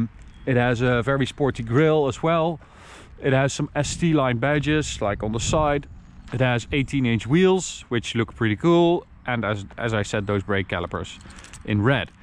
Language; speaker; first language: English; non-native, fluent; Dutch